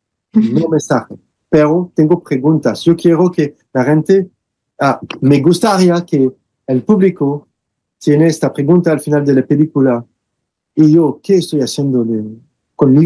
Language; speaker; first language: Spanish; non-native, fluent; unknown